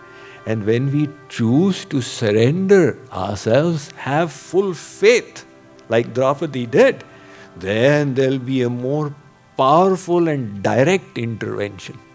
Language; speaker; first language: English; non-native, local second language; Hindi